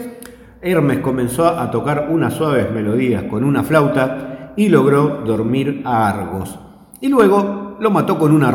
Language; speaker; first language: Spanish; native; Spanish